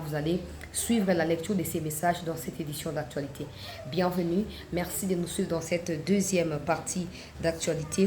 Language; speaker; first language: French; non-native, local second language; Lingala